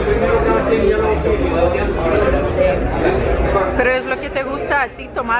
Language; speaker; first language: Spanish; non-native, learner; Russian